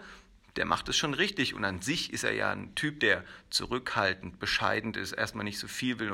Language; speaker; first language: German; native; German